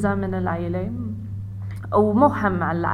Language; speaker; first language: Arabic; non-native, learner; English